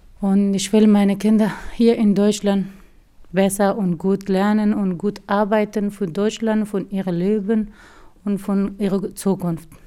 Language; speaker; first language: German; non-native, learner; Persian